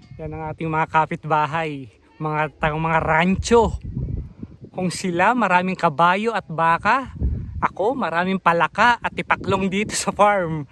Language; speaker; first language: Filipino; native; Filipino